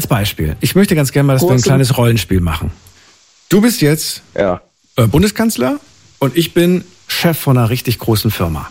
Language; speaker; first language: German; native; German